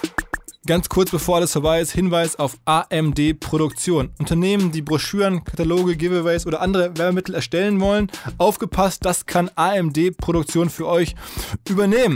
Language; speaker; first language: German; native; German